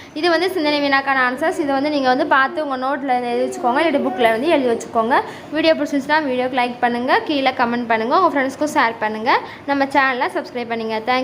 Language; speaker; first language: Tamil; native; Tamil